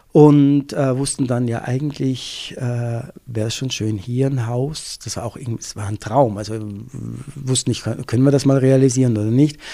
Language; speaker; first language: German; native; German